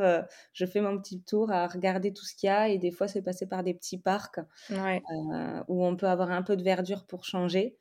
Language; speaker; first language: French; native; French